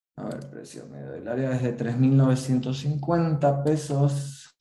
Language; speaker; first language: Spanish; native; Spanish